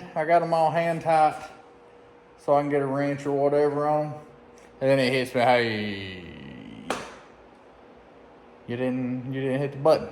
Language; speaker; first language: English; native; English